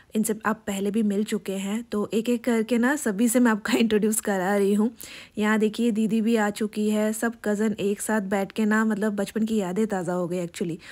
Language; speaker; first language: Hindi; non-native, local second language; Bangla